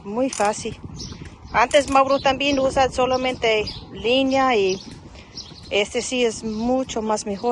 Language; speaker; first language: Spanish; non-native, learner; English